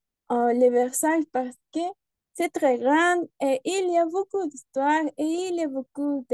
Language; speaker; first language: French; non-native, learner; Spanish